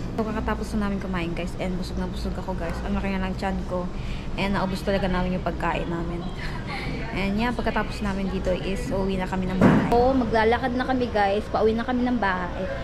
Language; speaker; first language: Filipino; native; Filipino